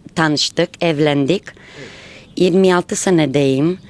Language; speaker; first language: Turkish; non-native, learner; Romanian